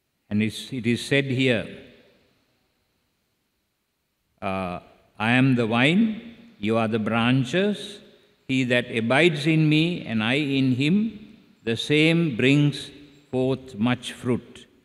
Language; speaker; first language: English; non-native, local second language; Sinhala